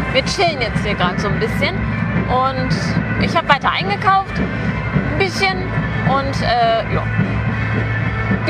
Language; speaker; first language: German; native; German